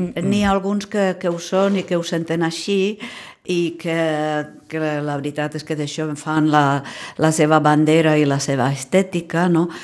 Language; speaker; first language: Catalan; non-native, fluent; Czech